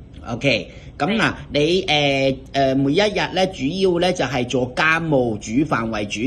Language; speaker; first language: Cantonese; native; Cantonese